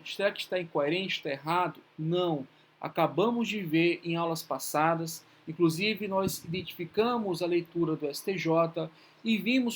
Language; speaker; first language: Portuguese; native; Portuguese